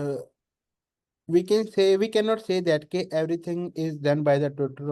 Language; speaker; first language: English; non-native, learner; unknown